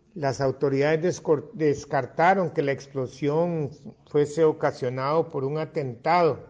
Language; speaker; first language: Spanish; non-native, local second language; English